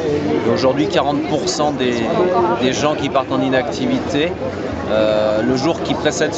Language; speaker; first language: French; native; French